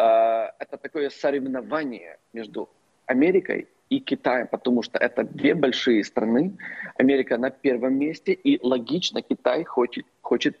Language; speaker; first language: Russian; non-native, local second language; Ukrainian